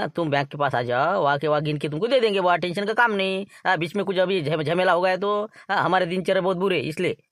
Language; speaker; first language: Hindi; non-native, local second language; Marathi